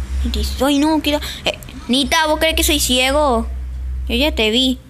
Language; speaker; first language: Spanish; native; Spanish